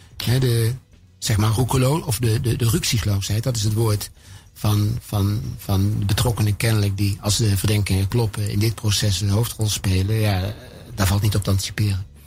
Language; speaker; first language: Dutch; native; Dutch